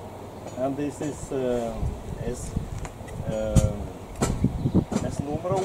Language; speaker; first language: Spanish; non-native, learner; English